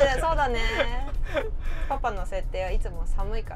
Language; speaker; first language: Japanese; native; Japanese